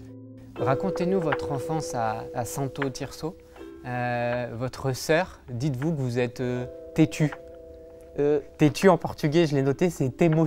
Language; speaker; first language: French; native; French